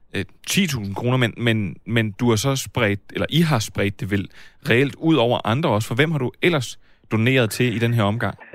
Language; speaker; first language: Danish; early bilingual, other home language; Sinhala